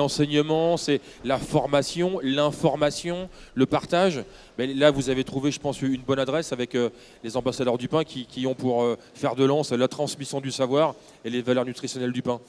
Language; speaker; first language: French; native; French